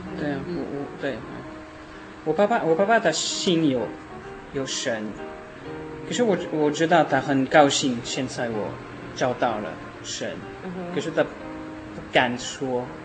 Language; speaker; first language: Chinese; non-native, learner; French